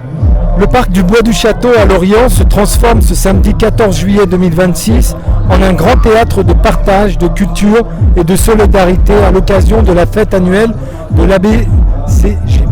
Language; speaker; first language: French; native; French